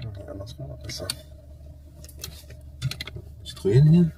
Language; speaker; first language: German; non-native, learner; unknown